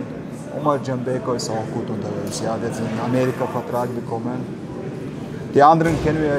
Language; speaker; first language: German; non-native, learner; Chechen